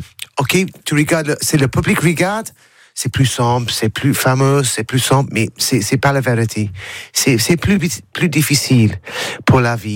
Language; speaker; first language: French; non-native, learner; English